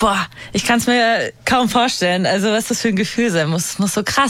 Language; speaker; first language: German; native; German